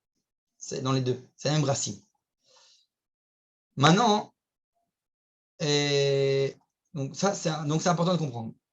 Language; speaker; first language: French; native; French